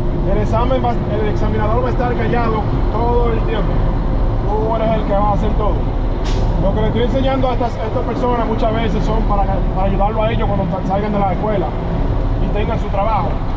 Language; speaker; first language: Spanish; native; Spanish